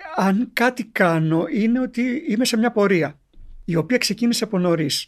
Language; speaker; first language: Greek; native; Greek